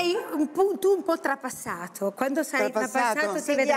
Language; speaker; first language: Italian; native; Italian